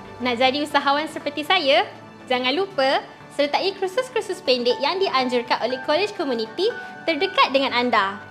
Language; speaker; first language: Malay; native; Malay